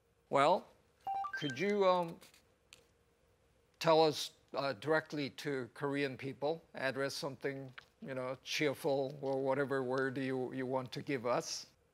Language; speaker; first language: English; non-native, fluent; Korean